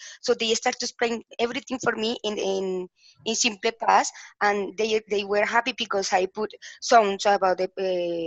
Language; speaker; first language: English; non-native, learner; Spanish